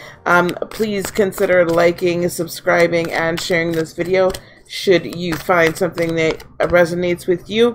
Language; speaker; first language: English; native; English